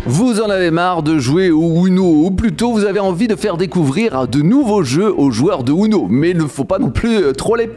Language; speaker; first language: French; native; French